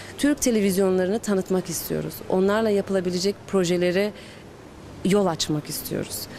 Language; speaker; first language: Turkish; early bilingual, heritage; Turkish